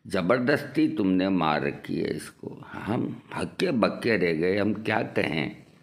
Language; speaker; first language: Hindi; native; Hindi